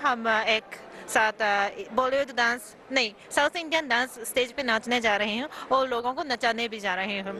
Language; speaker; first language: Hindi; non-native, fluent; Japanese